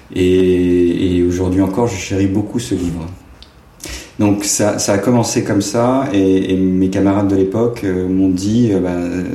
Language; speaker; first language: French; native; French